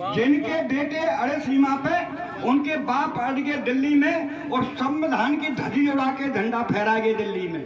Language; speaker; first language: Hindi; native; Hindi